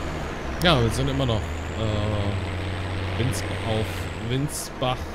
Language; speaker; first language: German; native; German